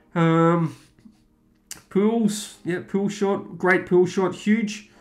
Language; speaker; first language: English; native; English